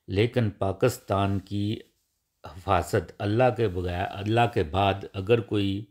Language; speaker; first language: Urdu; non-native, local second language; Punjabi